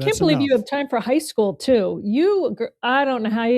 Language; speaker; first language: English; native; English